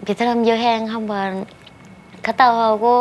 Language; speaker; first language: Korean; non-native, learner; Vietnamese